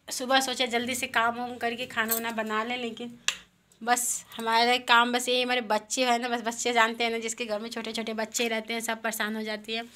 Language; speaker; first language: Hindi; native; Hindi